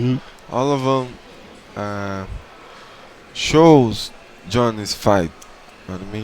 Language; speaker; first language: English; non-native, learner; Portuguese